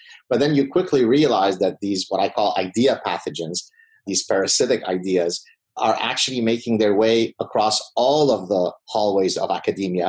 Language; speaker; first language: English; non-native, fluent; Arabic